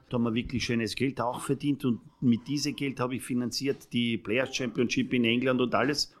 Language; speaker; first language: German; non-native, fluent; Serbian